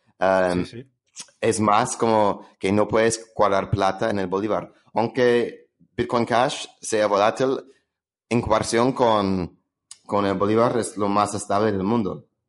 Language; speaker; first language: Spanish; non-native, fluent; English